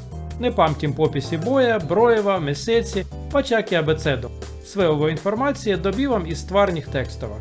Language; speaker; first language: Croatian; non-native, learner; Russian